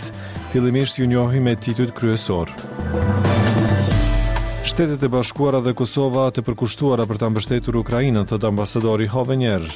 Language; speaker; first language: Albanian; native; Albanian